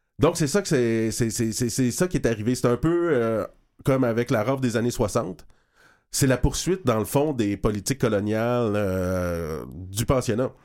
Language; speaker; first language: French; native; French